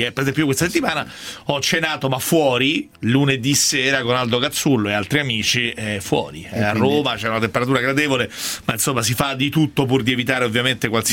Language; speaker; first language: Italian; native; Italian